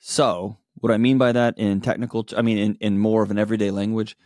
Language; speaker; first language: English; native; English